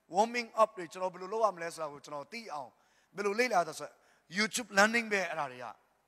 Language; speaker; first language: Burmese; non-native, local second language; Tedim Chin